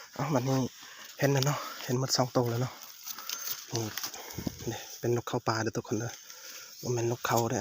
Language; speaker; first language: Thai; non-native, local second language; Northeastern Thai